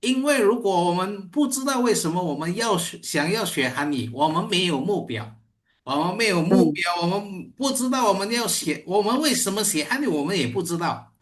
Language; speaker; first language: Chinese; non-native, fluent; Indonesian